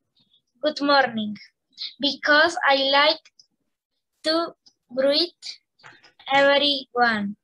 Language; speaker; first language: English; non-native, learner; Spanish